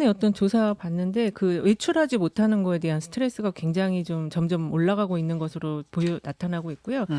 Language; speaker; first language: Korean; native; Korean